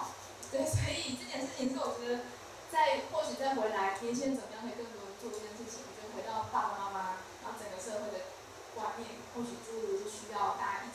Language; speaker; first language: Chinese; native; Chinese